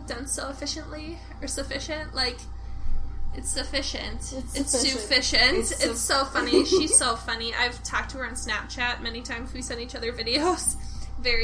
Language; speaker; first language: English; native; English